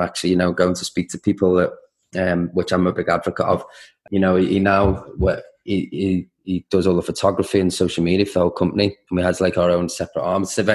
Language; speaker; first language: English; native; English